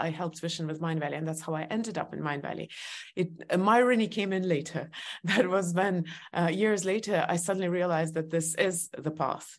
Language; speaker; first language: English; non-native, fluent; Estonian